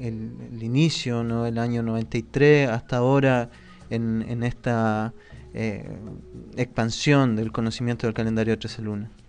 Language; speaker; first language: Spanish; native; Spanish